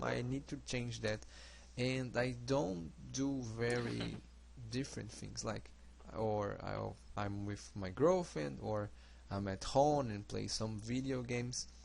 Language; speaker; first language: English; non-native, learner; Portuguese